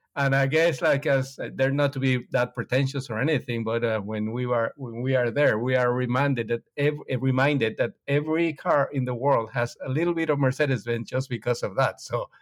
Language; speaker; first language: English; non-native, fluent; Spanish